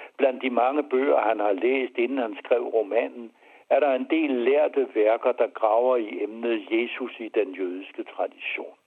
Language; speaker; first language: Danish; early bilingual, other home language; French